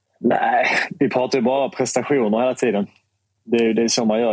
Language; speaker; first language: Swedish; native; Swedish